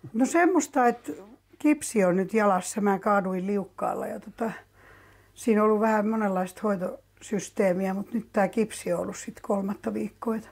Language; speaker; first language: Finnish; native; Finnish